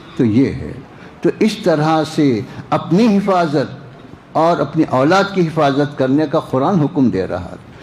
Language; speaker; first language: Urdu; native; Urdu